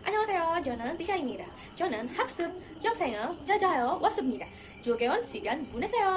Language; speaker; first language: Korean; non-native, learner; Indonesian